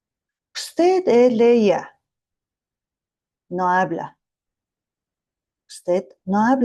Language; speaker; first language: Spanish; non-native, fluent; Mongolian